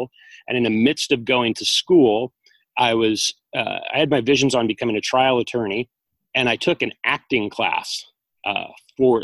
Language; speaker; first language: English; native; English